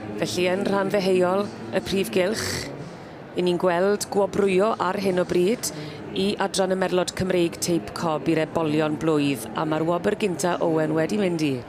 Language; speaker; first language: Welsh; native; Welsh